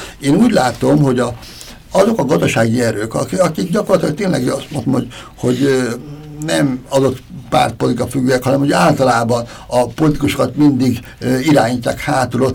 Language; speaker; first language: Hungarian; native; Hungarian